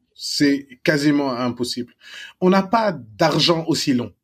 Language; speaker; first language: French; non-native, local second language; Wolof